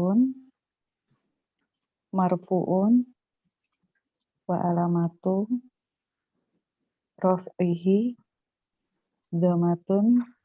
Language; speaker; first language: Arabic; non-native, learner; Indonesian